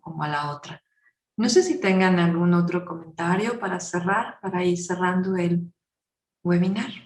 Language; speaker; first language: Spanish; native; Spanish